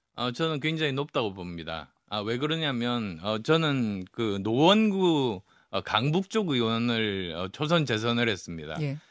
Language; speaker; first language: Korean; native; Korean